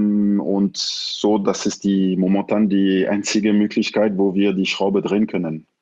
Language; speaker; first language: German; non-native, fluent; French